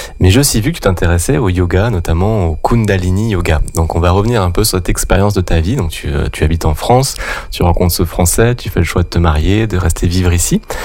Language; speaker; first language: French; native; French